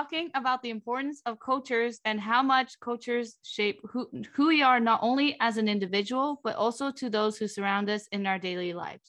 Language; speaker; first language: English; non-native, fluent; Vietnamese